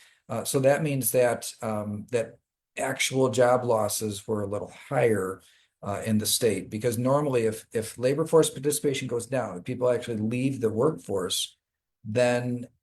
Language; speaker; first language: English; native; English